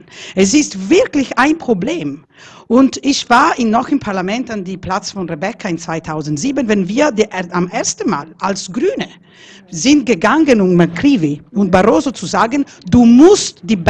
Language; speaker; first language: German; non-native, fluent; Italian